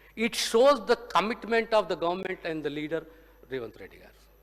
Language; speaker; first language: English; non-native, local second language; Telugu